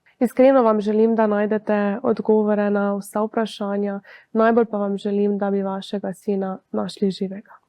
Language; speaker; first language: Slovenian; native; Slovenian